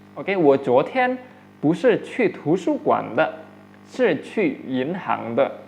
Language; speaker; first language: Chinese; non-native, fluent; Indonesian